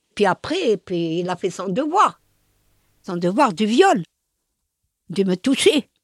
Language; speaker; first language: French; non-native, local second language; Arabic